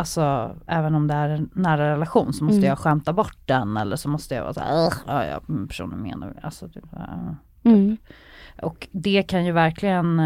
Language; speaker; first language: Swedish; native; Swedish